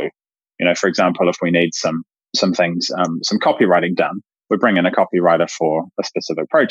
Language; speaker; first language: English; native; English